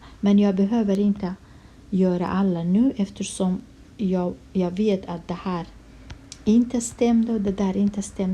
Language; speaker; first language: Swedish; non-native, fluent; Kurdish